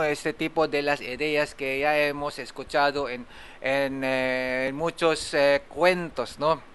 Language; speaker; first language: Spanish; non-native, fluent; Japanese